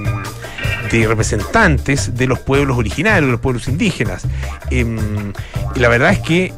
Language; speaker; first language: Spanish; native; Spanish